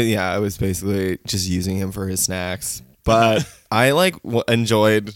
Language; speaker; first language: English; native; English